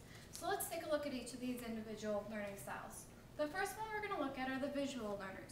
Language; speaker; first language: English; native; English